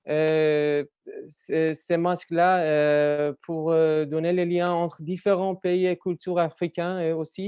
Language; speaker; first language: French; non-native, learner; Persian